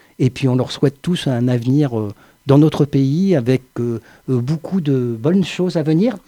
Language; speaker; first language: French; native; French